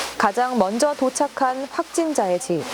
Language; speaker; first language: Korean; native; Korean